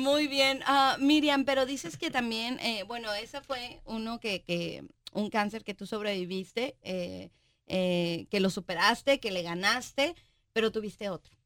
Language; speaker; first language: Spanish; native; Spanish